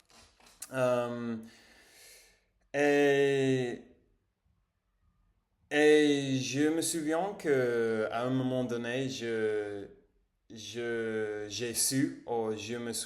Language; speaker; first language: French; non-native, learner; English